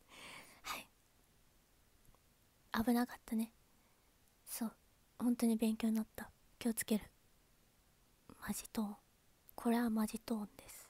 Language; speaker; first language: Japanese; native; Japanese